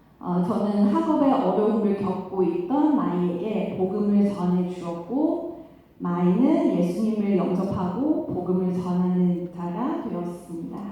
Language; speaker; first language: Korean; non-native, fluent; Cantonese